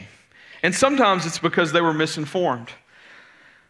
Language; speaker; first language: English; native; English